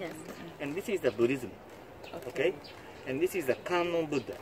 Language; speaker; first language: English; non-native, learner; Japanese